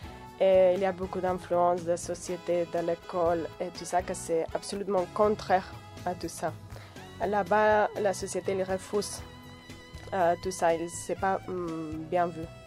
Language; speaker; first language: French; non-native, fluent; Catalan